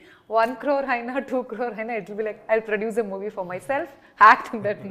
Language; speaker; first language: Telugu; non-native, local second language; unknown